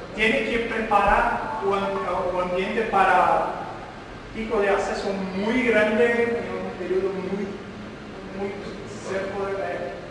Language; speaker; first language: Spanish; non-native, learner; Portuguese